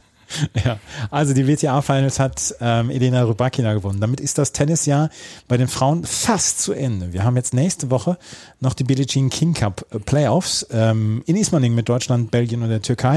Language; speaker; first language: German; native; German